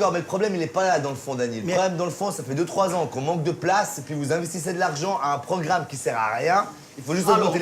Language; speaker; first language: French; native; French